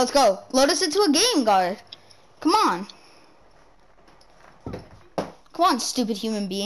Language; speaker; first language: English; native; English